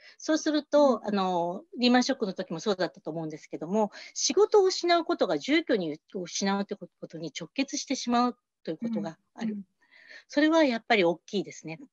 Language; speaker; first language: Japanese; native; Japanese